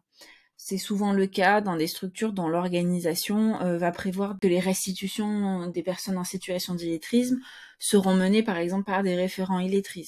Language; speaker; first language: French; native; French